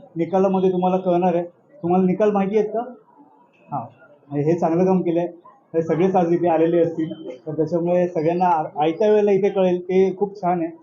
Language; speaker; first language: Marathi; native; Marathi